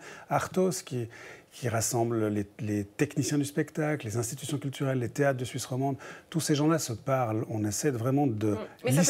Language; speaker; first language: French; native; French